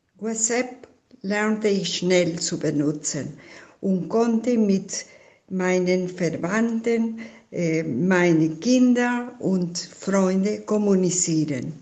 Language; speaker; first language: German; non-native, fluent; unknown